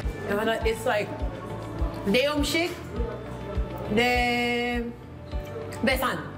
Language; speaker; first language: Korean; non-native, learner; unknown